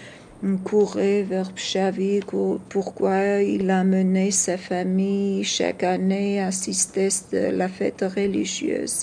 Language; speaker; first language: French; non-native, fluent; Georgian